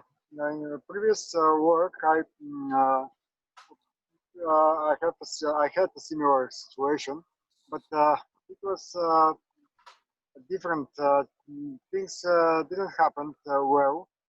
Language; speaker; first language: English; non-native, learner; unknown